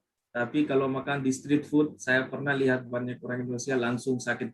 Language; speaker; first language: Indonesian; non-native, fluent; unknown